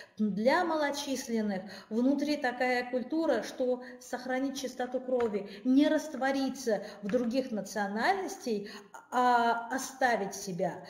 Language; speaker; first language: Russian; non-native, local second language; Armenian